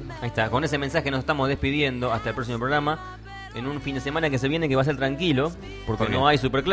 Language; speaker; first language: Spanish; native; Spanish